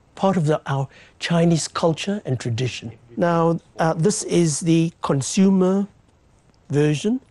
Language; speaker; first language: English; native; English